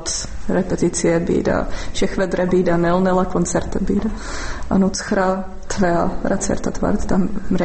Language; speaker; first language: Georgian; non-native, fluent; Czech